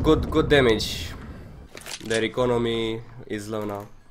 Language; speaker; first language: English; non-native, fluent; Romanian